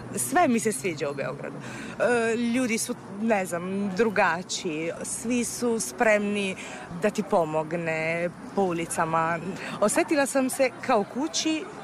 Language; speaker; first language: Serbian; non-native, fluent; Italian